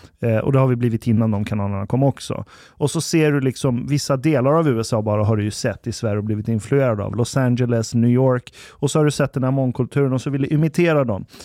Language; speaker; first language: Swedish; early bilingual, other home language; Persian